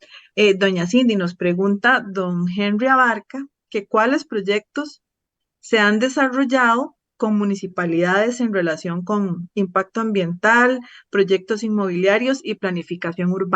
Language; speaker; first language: Spanish; native; Spanish